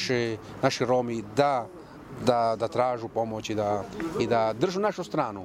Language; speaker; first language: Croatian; non-native, local second language; Romany